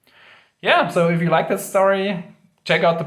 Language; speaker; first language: English; non-native, fluent; German